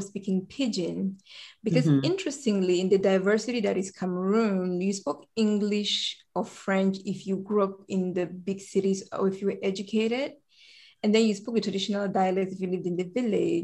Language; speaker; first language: English; native; English